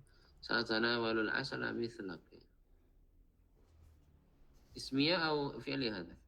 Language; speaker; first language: Arabic; non-native, fluent; Indonesian